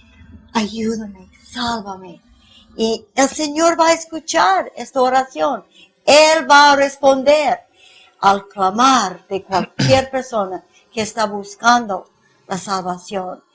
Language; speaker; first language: Spanish; non-native, fluent; English